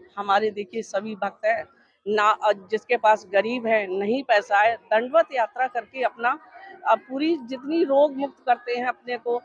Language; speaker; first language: Hindi; native; Hindi